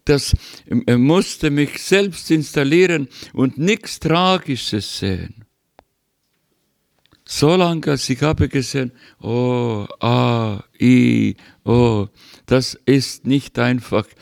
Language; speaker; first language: German; non-native, learner; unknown